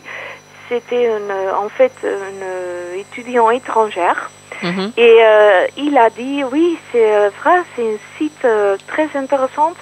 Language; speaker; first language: French; non-native, fluent; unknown